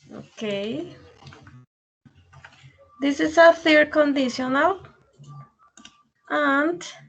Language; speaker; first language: English; non-native, learner; Spanish